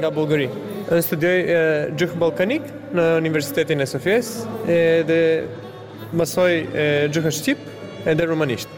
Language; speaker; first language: Albanian; non-native, learner; Bulgarian